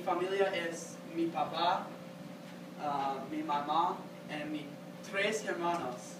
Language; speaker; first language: Spanish; non-native, learner; English